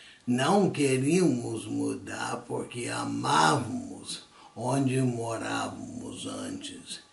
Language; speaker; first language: Portuguese; non-native, fluent; English